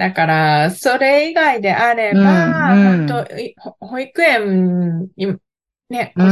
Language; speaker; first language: Japanese; native; Japanese